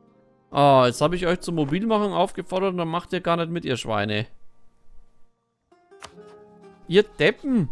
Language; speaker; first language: German; native; German